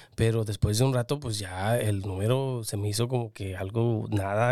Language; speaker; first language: Spanish; early bilingual, heritage; Spanish